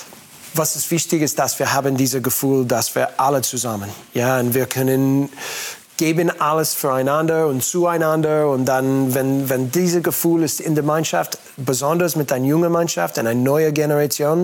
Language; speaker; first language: German; non-native, learner; English